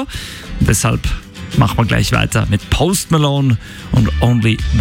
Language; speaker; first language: German; native; German